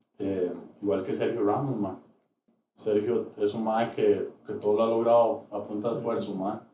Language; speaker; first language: Spanish; native; Spanish